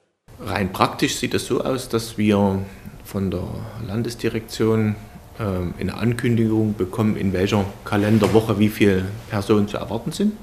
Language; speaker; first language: German; native; German